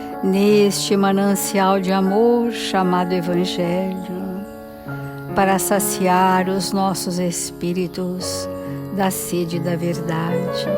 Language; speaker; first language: Portuguese; native; Portuguese